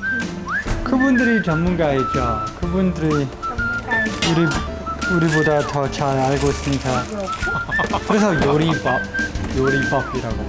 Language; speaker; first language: Korean; non-native, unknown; English